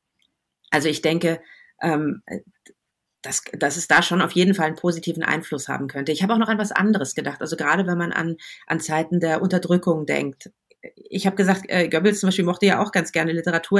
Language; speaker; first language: German; native; German